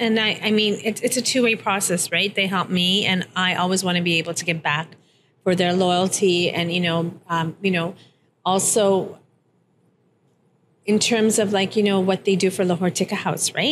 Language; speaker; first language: English; early bilingual, other home language; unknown